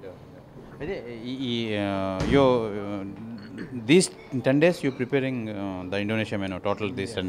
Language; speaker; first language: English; non-native, local second language; Telugu